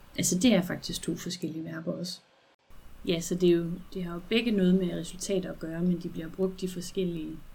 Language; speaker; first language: Danish; native; Danish